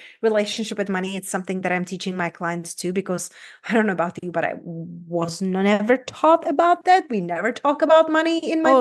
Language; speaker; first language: English; non-native, fluent; Czech